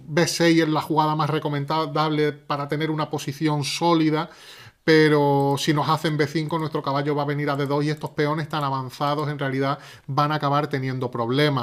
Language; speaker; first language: Spanish; native; Spanish